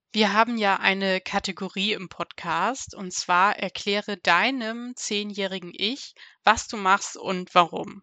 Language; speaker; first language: German; native; German